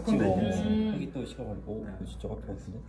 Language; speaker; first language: Korean; native; Korean